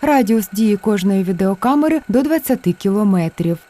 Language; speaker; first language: Ukrainian; native; Ukrainian